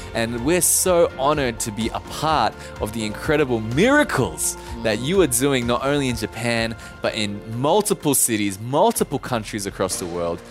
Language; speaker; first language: English; early bilingual, other home language; Japanese